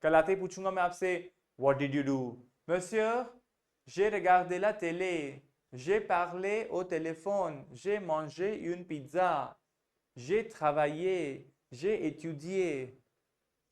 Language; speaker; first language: French; non-native, fluent; Hindi